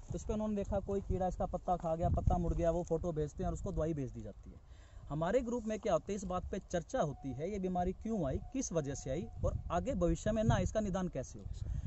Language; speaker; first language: Hindi; native; Hindi